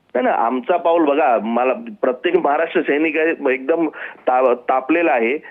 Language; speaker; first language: Marathi; non-native, local second language; Gujarati